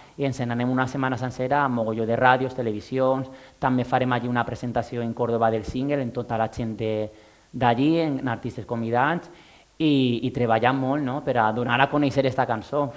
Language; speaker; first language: Catalan; non-native, local second language; Spanish